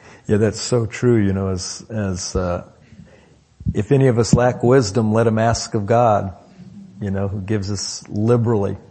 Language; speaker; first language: English; native; English